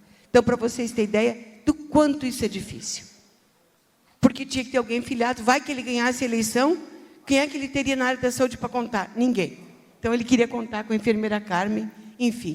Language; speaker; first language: Portuguese; native; Portuguese